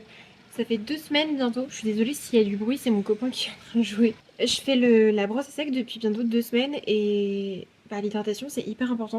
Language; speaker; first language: French; native; French